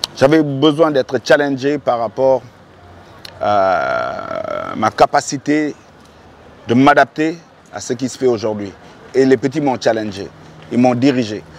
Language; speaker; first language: French; non-native, local second language; Wolof